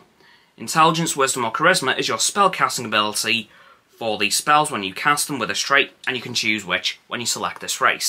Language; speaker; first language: English; native; English